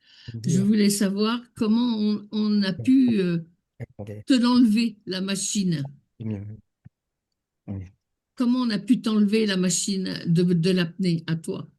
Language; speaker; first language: French; native; French